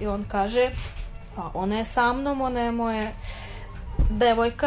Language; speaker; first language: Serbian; non-native, fluent; Russian